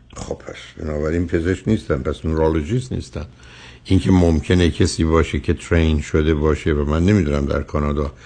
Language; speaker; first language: Persian; native; Persian